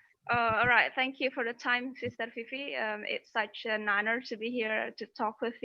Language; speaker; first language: English; non-native, fluent; Indonesian